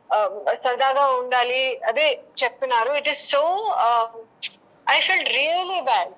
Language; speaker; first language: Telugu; non-native, learner; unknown